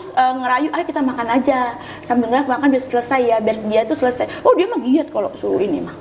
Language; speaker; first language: Indonesian; native; Indonesian